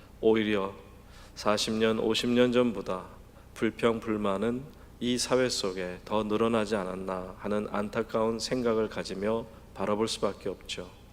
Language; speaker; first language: Korean; native; Korean